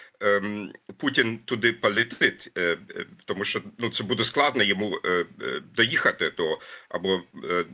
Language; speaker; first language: Ukrainian; non-native, fluent; German